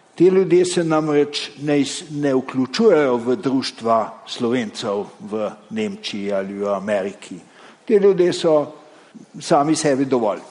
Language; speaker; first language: Slovenian; native; Slovenian